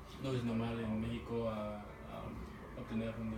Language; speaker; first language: Spanish; non-native, learner; English